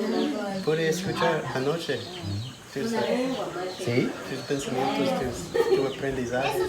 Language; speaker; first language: Spanish; non-native, learner; English